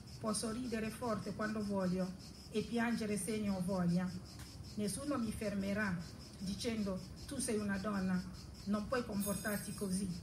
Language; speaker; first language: Italian; non-native, fluent; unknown